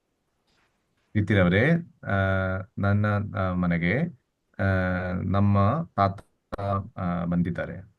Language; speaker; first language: Kannada; non-native, learner; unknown